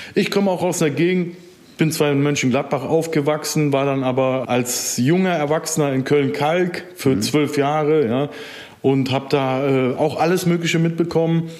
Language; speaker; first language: German; early bilingual, other home language; Turkish